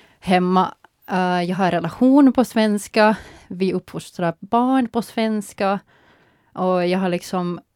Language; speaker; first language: Swedish; non-native, local second language; Finnish